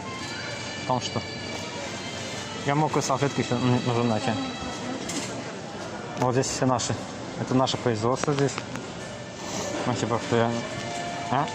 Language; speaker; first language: Russian; non-native, learner; Azerbaijani